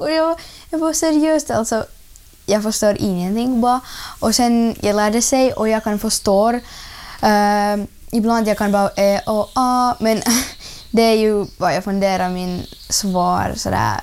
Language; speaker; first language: Swedish; non-native, learner; Russian